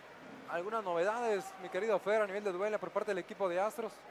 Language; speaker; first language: Spanish; native; Spanish